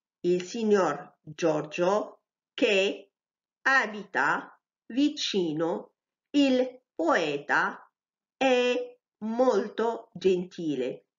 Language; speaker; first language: Italian; non-native, fluent; Arabic